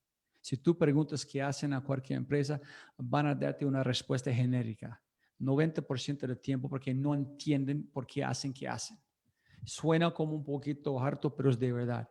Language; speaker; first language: Spanish; non-native, fluent; English